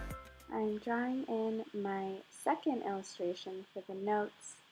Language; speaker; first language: English; native; English